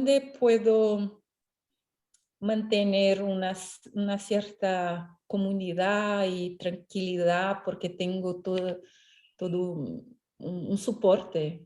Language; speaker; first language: Spanish; non-native, fluent; Portuguese